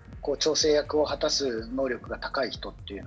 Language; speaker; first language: Japanese; native; Japanese